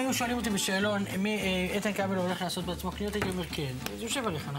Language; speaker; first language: Hebrew; native; Hebrew